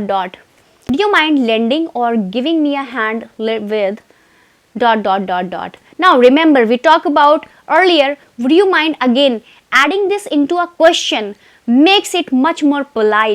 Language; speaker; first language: English; non-native, fluent; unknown